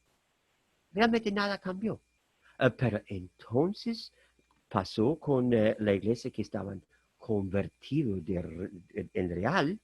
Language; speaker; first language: Spanish; non-native, fluent; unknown